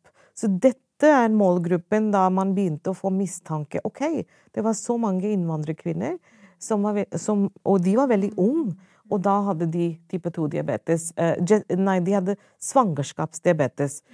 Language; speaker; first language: Norwegian; non-native, fluent; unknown